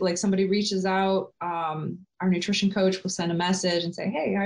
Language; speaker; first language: English; native; English